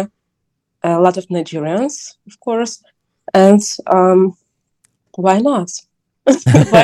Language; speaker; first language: English; non-native, learner; Ukrainian